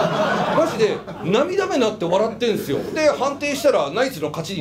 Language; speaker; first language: Japanese; native; Japanese